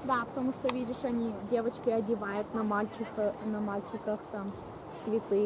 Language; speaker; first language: Russian; early bilingual, other home language; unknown